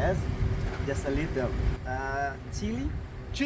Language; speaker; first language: English; non-native, learner; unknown